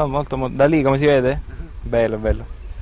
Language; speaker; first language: Italian; native; Italian